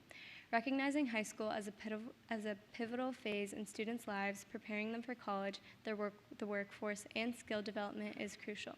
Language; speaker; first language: English; native; English